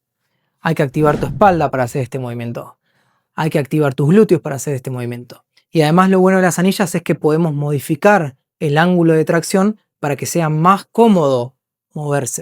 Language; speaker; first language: Spanish; native; Spanish